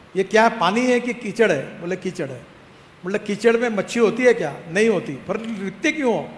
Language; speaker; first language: Hindi; non-native, local second language; Marathi